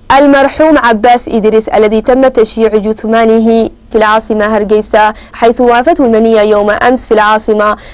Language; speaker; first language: Arabic; non-native, local second language; Somali